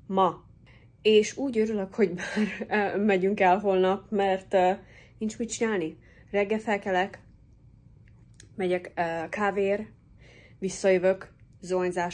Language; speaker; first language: Hungarian; early bilingual, heritage; English